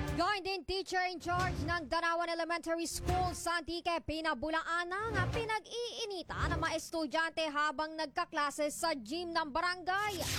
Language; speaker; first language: Filipino; non-native, local second language; Hiligaynon